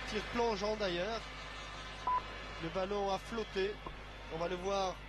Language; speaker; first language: French; native; French